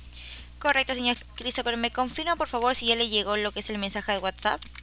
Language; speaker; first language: Spanish; native; Spanish